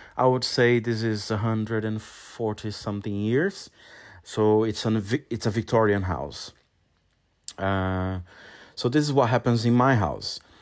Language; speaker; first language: English; non-native, fluent; Portuguese